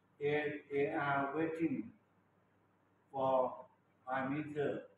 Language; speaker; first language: English; non-native, learner; Thai